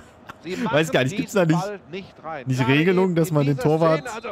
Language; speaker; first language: German; native; German